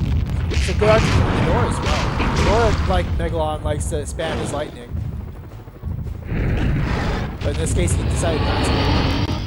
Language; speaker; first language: English; native; English